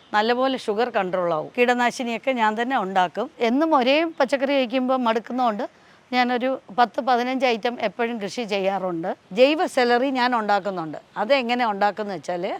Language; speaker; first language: Malayalam; non-native, local second language; Tamil